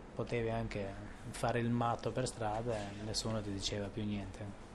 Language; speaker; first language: Italian; non-native, fluent; Albanian